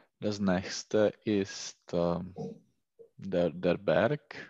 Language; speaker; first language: German; non-native, learner; Czech